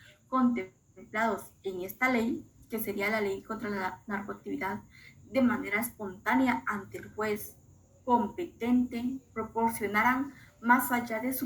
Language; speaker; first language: Spanish; native; Spanish